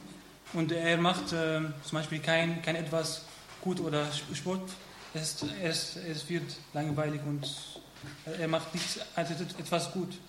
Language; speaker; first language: German; non-native, learner; Arabic